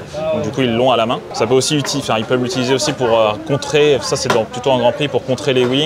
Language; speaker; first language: French; native; French